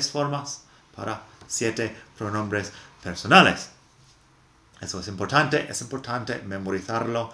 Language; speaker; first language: Spanish; non-native, fluent; English